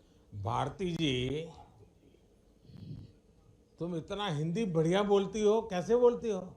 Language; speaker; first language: Hindi; non-native, local second language; Gujarati